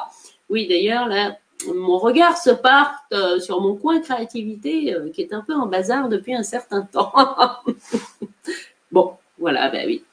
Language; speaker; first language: French; native; French